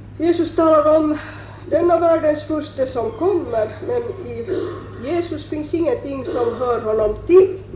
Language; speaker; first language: Swedish; native; Swedish